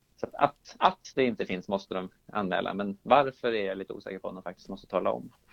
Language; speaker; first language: Swedish; native; Swedish